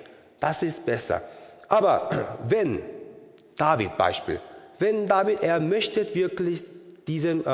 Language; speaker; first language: German; non-native, learner; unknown